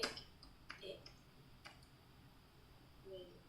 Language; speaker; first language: French; non-native, fluent; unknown